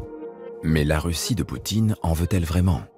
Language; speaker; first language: French; native; French